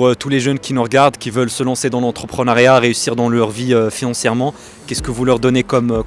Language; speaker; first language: French; native; French